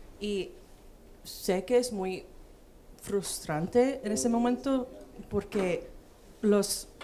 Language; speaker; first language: Spanish; non-native, fluent; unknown